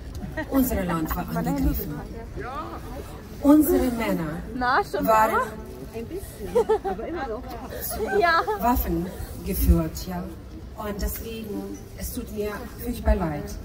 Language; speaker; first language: German; non-native, fluent; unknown